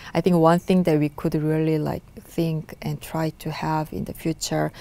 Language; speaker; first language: English; non-native, fluent; Korean